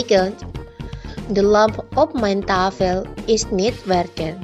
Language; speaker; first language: Dutch; non-native, fluent; Indonesian